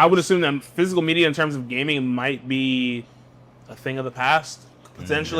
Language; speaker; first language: English; native; English